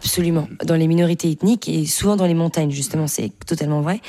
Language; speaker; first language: French; native; French